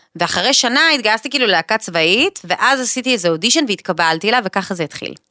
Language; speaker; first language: Hebrew; native; Hebrew